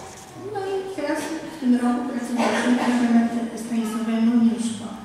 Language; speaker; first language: Polish; native; Polish